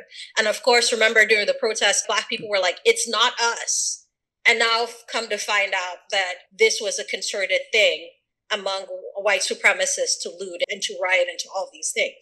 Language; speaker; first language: English; early bilingual, other home language; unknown